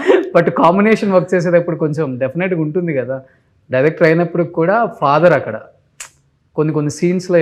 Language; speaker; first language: Telugu; native; Telugu